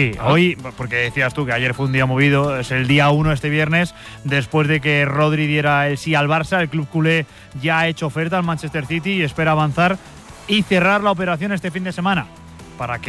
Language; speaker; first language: Spanish; native; Spanish